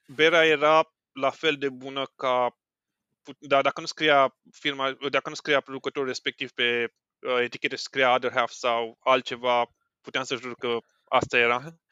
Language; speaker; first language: Romanian; native; Romanian